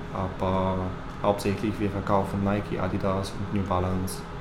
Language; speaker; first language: German; non-native, fluent; Bulgarian